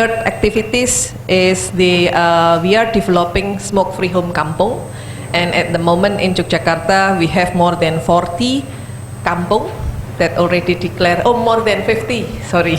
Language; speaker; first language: English; non-native, fluent; Indonesian